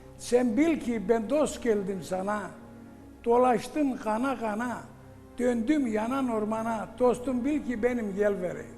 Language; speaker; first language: Turkish; early bilingual, heritage; Turkish